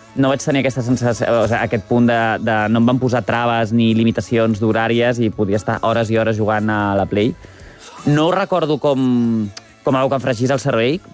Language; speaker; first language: Catalan; native; Catalan